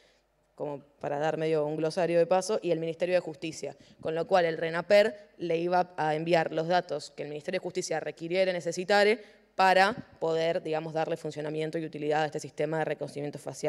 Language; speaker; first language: Spanish; native; Spanish